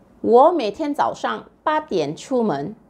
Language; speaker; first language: Chinese; non-native, local second language; Malay